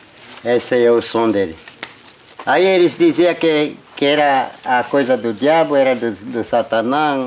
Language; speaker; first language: Portuguese; non-native, local second language; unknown